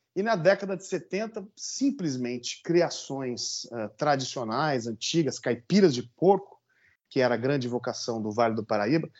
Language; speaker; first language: Portuguese; native; Portuguese